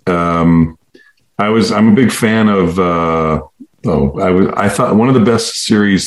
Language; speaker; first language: English; native; English